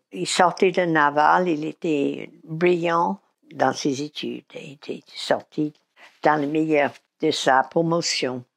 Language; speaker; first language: French; non-native, fluent; English